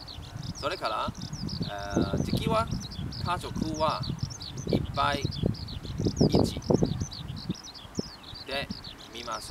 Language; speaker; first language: Japanese; non-native, learner; Chinese